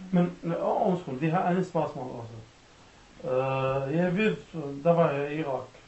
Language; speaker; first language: Danish; non-native, learner; Arabic